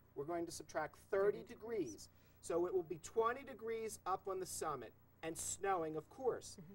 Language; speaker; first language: English; native; English